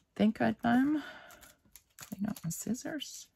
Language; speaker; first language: English; native; English